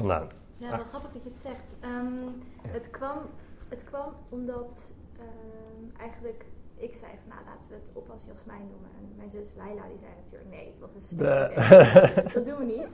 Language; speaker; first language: Dutch; native; Dutch